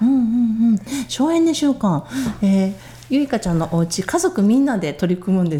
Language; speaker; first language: Japanese; native; Japanese